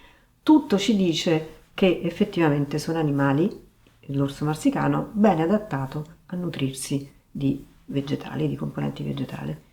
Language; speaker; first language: Italian; native; Italian